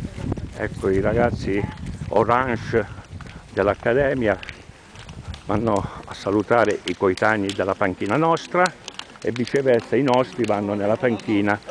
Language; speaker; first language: Italian; native; Italian